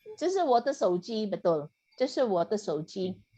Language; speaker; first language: Chinese; non-native, fluent; Indonesian